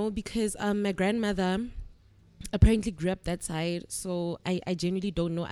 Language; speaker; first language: English; non-native, local second language; Tswana